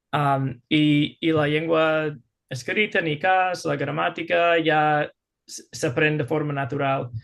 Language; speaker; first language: Catalan; non-native, fluent; English